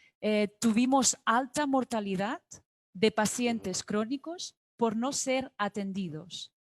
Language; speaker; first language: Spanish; non-native, fluent; Portuguese